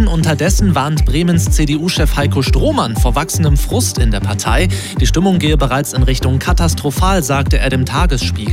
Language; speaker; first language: German; native; German